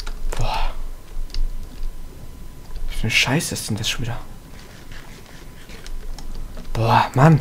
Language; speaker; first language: German; native; German